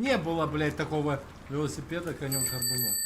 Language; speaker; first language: Russian; native; Russian